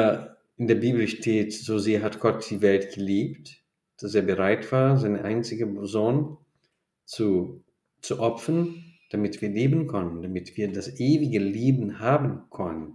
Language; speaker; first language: German; non-native, fluent; Portuguese